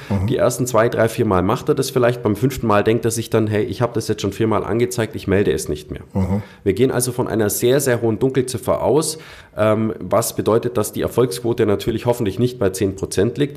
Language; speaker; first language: German; native; German